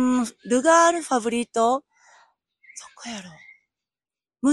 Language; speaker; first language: Spanish; non-native, learner; Japanese